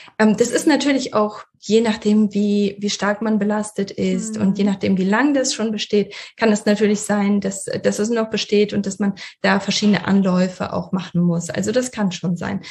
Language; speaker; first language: German; early bilingual, other home language; Russian